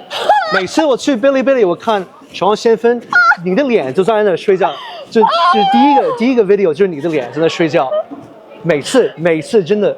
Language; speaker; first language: Chinese; early bilingual, heritage; Chinese